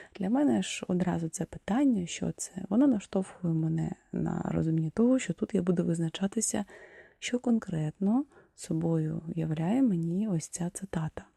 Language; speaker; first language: Ukrainian; non-native, local second language; Russian